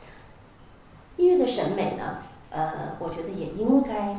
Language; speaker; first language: Chinese; native; Chinese